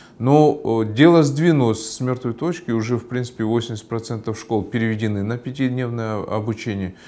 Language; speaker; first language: Russian; non-native, local second language; Kyrgyz